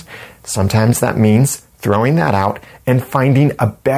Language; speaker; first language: English; native; English